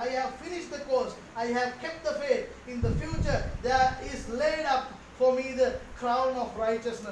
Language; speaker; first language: English; non-native, local second language; Sinhala